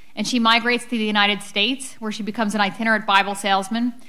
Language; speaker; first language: English; native; English